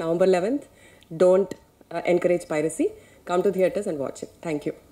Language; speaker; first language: Tamil; non-native, learner; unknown